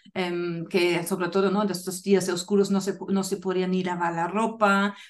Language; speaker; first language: Spanish; non-native, fluent; German